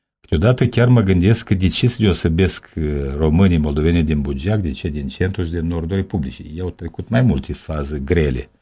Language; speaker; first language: Romanian; native; Romanian